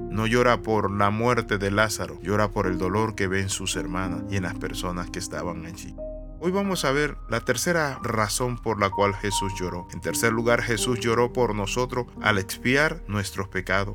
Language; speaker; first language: Spanish; native; Spanish